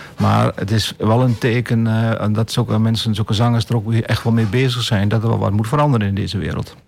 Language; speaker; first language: Dutch; native; Dutch